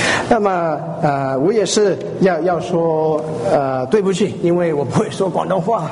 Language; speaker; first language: Chinese; early bilingual, heritage; Chinese